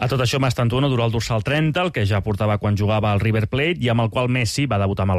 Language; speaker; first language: Catalan; native; Catalan